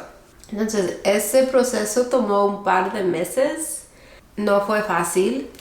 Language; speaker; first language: Spanish; early bilingual, heritage; Spanish